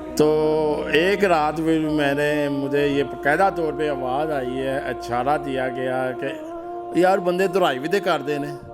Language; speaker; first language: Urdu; non-native, local second language; Punjabi